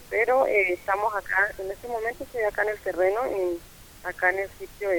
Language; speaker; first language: Spanish; native; Spanish